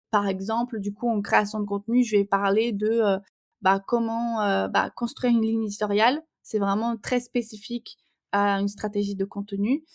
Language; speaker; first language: French; non-native, fluent; Portuguese